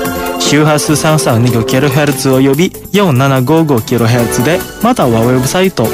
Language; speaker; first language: Japanese; non-native, fluent; Indonesian